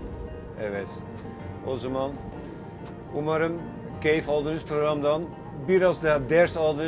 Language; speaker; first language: Turkish; non-native, fluent; Dutch